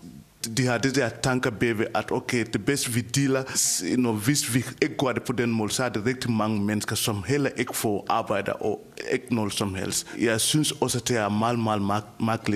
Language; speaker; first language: Danish; non-native, fluent; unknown